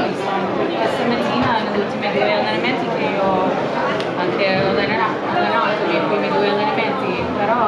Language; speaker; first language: Italian; non-native, learner; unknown